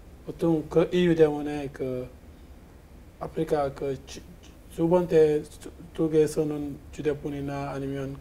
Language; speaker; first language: Korean; non-native, learner; French